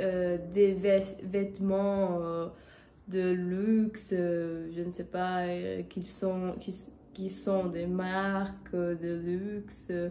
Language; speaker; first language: French; non-native, learner; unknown